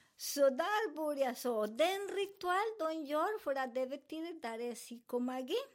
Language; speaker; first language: Swedish; non-native, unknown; Spanish